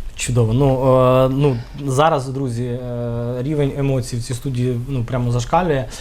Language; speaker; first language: Ukrainian; native; Ukrainian